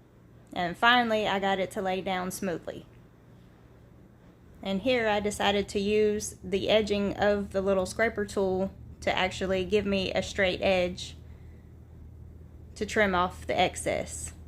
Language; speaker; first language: English; native; English